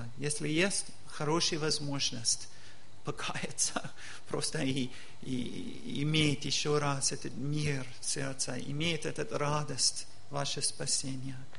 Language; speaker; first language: Russian; non-native, learner; English